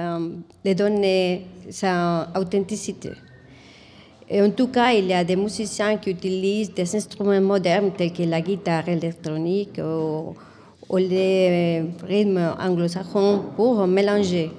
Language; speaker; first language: French; non-native, fluent; Spanish